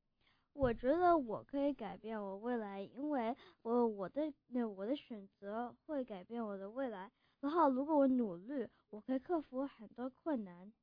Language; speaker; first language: Chinese; early bilingual, heritage; English